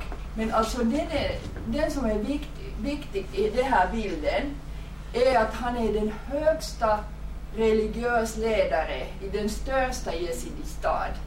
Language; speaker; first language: Swedish; non-native, fluent; Finnish